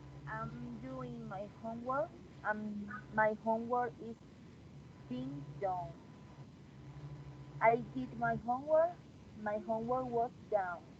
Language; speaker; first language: English; non-native, learner; Spanish